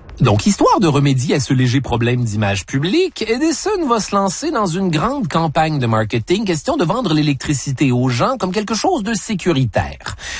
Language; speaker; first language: French; native; French